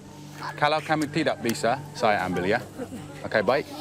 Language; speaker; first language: Indonesian; non-native, learner; English